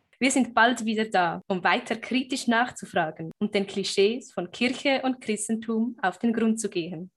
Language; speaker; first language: German; native; German